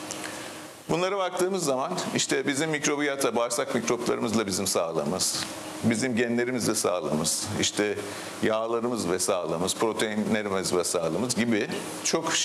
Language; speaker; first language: Turkish; native; Turkish